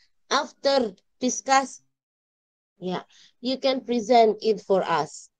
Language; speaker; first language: English; non-native, learner; Indonesian